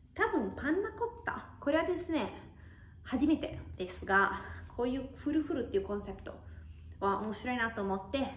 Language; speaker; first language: Japanese; non-native, fluent; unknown